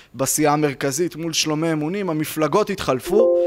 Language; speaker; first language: Hebrew; native; Hebrew